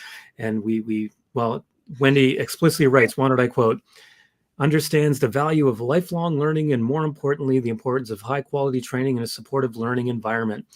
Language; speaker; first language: English; native; English